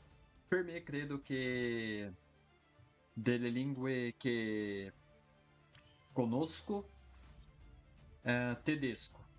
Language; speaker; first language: Italian; non-native, fluent; Portuguese